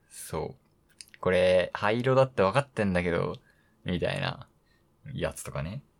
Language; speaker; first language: Japanese; native; Japanese